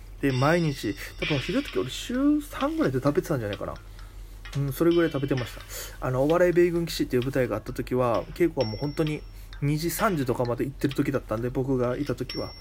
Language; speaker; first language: Japanese; native; Japanese